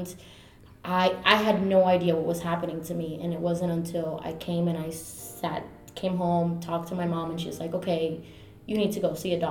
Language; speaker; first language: English; early bilingual, other home language; Spanish